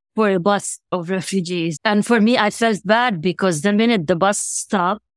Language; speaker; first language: English; non-native, fluent; Arabic